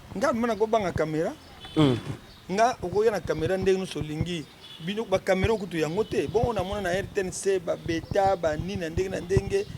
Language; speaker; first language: Lingala; native; Lingala